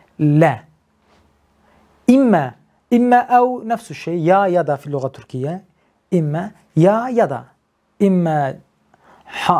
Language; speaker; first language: Arabic; non-native, learner; Turkish